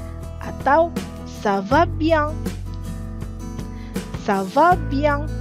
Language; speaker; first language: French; non-native, fluent; Indonesian